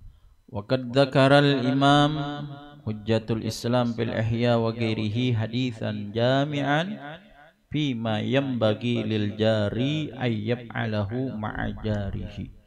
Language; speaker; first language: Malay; non-native, local second language; Banjar